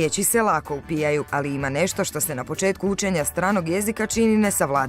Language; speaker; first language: Croatian; native; Croatian